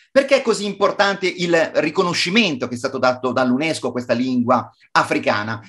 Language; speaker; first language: Italian; native; Italian